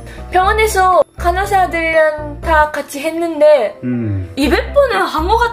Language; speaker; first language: Korean; non-native, fluent; Japanese